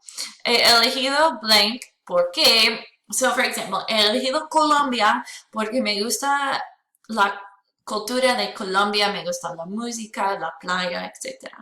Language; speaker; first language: Spanish; non-native, fluent; English